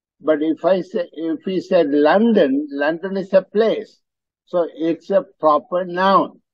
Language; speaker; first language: English; non-native, fluent; Tamil